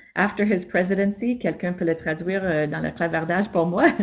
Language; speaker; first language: French; non-native, fluent; English